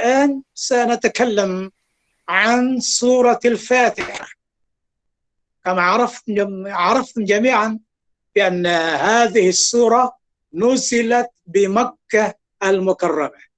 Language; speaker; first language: Arabic; non-native, fluent; Indonesian